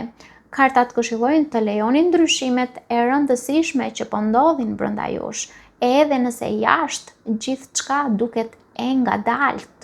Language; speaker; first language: Albanian; native; Albanian